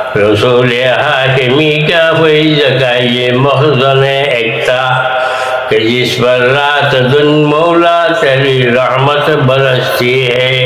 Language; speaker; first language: Urdu; non-native, fluent; Bangla